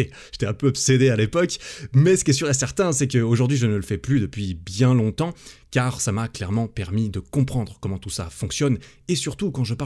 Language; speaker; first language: French; native; French